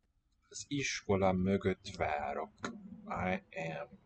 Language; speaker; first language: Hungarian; non-native, learner; English